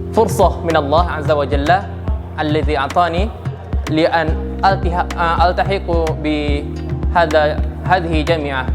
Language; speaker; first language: Arabic; non-native, learner; Indonesian